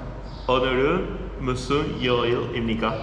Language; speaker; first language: Korean; non-native, learner; Spanish